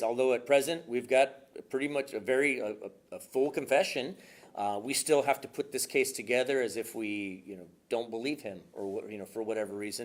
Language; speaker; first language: English; native; English